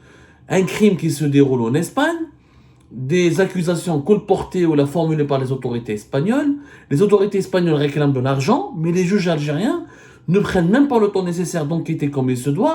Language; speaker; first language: French; non-native, local second language; Arabic